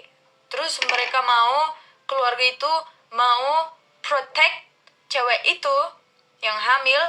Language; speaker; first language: Indonesian; non-native, learner; Turkish